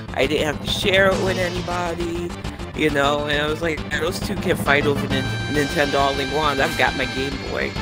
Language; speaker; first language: English; native; English